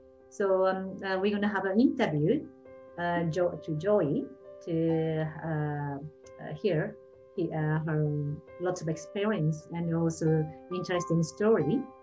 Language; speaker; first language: English; non-native, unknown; Japanese